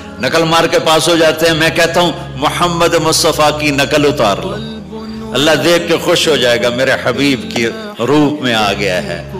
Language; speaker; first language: Urdu; non-native, local second language; Punjabi